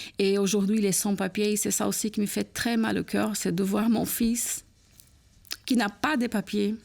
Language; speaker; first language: French; non-native, fluent; Portuguese